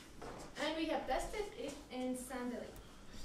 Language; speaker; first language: English; non-native, learner; French